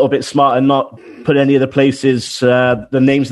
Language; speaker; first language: English; native; English